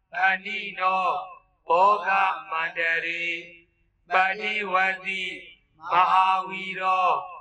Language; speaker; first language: Burmese; native; Burmese